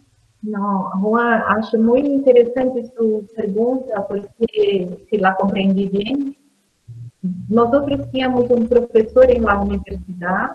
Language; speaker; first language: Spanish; non-native, learner; Portuguese